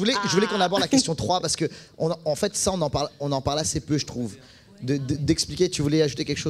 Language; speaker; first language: French; native; French